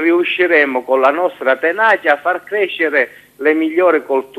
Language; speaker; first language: Italian; native; Italian